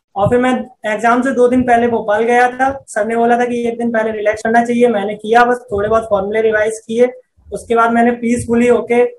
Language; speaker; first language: Hindi; native; Hindi